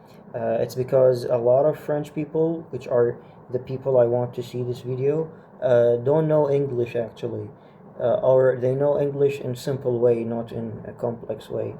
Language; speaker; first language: English; non-native, fluent; Arabic